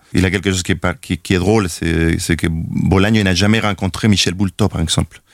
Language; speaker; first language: French; non-native, fluent; Spanish